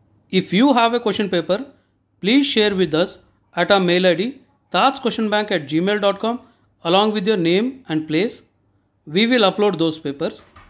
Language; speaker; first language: English; non-native, local second language; Telugu